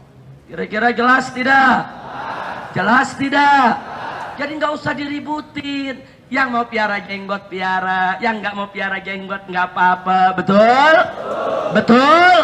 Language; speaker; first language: Indonesian; native; Indonesian